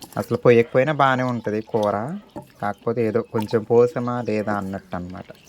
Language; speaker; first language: Telugu; native; Telugu